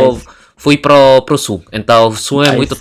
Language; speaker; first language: Portuguese; non-native, fluent; Indonesian